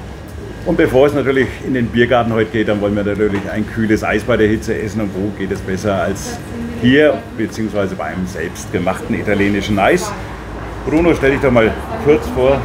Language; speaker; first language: German; native; German